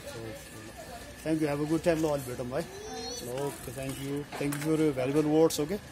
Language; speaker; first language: Nepali; native; Nepali